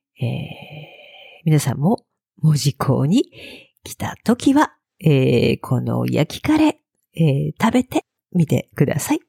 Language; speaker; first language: Japanese; native; Japanese